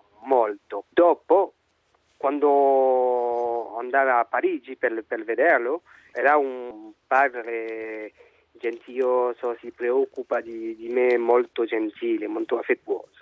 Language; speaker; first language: Italian; non-native, learner; French